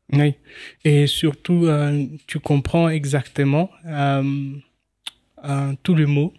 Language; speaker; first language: French; non-native, local second language; Swahili